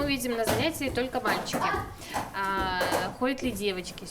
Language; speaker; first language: Russian; native; Russian